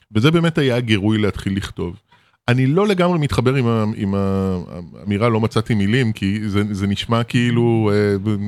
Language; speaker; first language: Hebrew; early bilingual, other home language; French